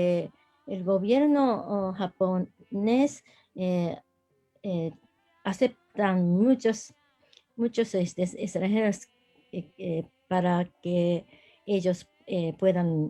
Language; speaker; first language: Spanish; non-native, learner; Japanese